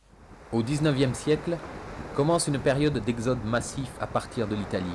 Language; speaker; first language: French; native; French